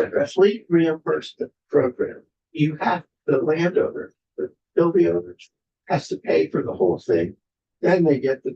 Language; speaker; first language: English; native; English